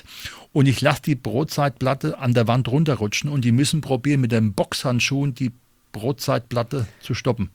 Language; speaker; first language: German; native; German